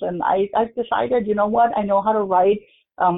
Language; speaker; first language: English; non-native, local second language; Urdu